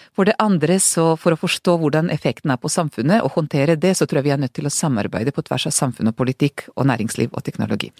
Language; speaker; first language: Norwegian; non-native, fluent; Serbian